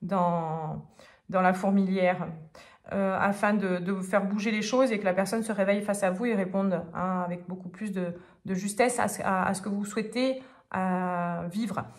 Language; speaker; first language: French; native; French